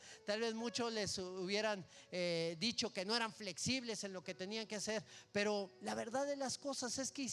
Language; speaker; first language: Spanish; native; Spanish